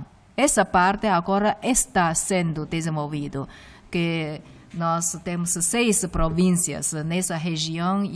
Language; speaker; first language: Portuguese; non-native, fluent; Chinese